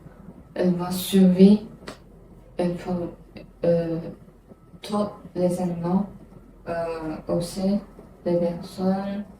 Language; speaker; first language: French; non-native, learner; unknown